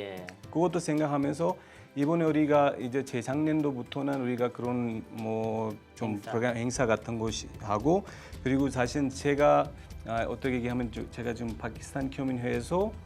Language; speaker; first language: Korean; non-native, fluent; Urdu